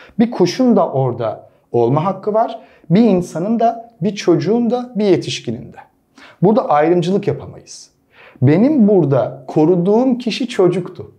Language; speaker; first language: Turkish; native; Turkish